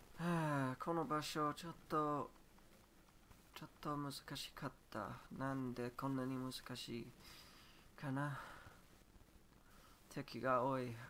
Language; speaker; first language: Japanese; non-native, learner; English